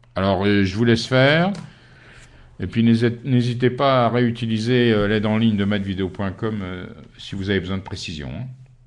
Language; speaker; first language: French; native; French